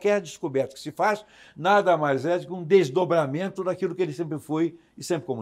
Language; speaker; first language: Portuguese; native; Portuguese